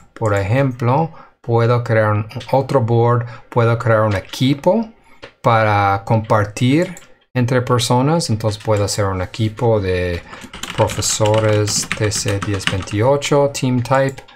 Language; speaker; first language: Spanish; non-native, fluent; English